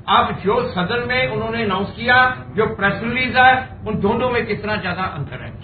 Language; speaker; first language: Hindi; non-native, local second language; Punjabi